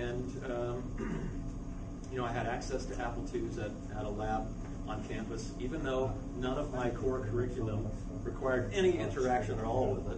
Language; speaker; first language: English; native; English